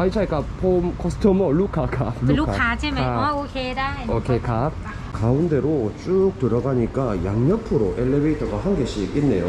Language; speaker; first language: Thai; non-native, learner; Korean